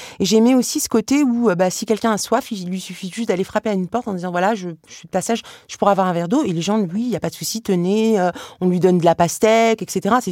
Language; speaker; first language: French; early bilingual, other home language; Arabic